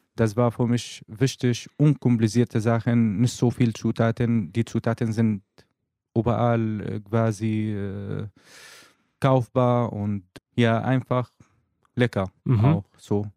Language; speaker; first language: German; non-native, learner; Arabic